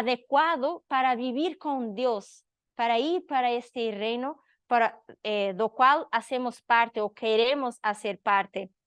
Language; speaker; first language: Spanish; non-native, learner; Portuguese